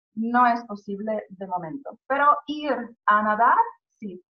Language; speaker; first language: Spanish; native; Spanish